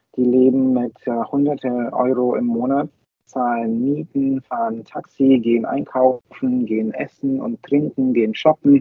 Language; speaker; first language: German; non-native, fluent; Bulgarian